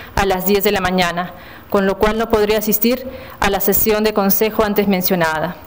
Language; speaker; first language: Spanish; native; Spanish